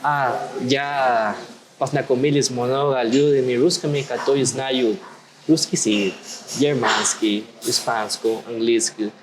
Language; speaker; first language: Russian; non-native, learner; Spanish